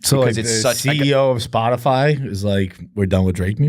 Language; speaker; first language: English; native; English